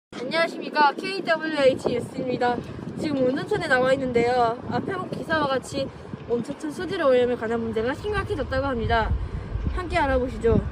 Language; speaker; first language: Korean; native; Korean